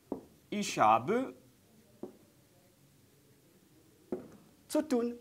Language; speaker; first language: German; non-native, learner; French